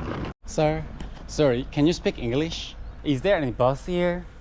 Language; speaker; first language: English; non-native, learner; Korean